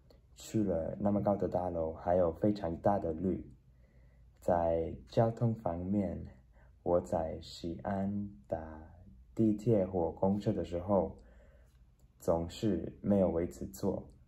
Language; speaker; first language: Chinese; non-native, learner; Spanish